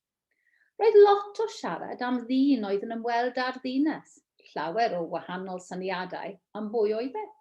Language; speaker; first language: Welsh; non-native, local second language; English